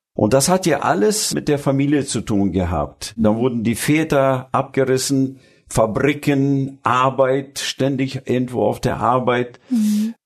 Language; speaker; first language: German; early bilingual, other home language; Russian